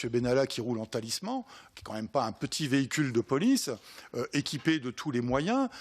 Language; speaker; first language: French; native; French